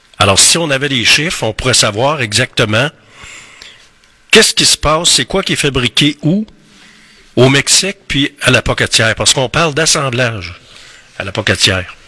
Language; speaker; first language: French; native; French